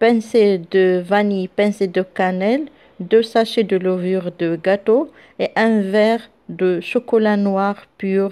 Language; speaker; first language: French; non-native, local second language; Arabic